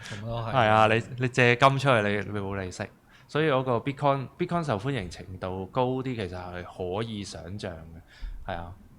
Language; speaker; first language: Cantonese; native; Cantonese